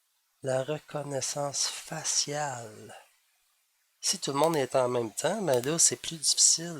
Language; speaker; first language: French; native; French